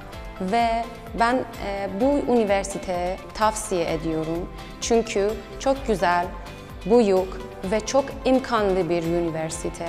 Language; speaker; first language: Turkish; non-native, learner; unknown